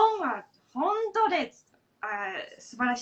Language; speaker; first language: Japanese; non-native, learner; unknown